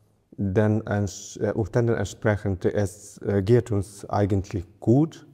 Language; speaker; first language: German; non-native, fluent; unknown